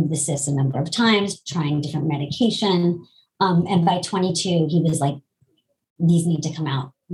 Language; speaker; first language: English; native; English